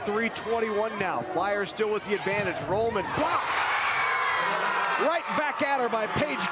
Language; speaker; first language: English; native; English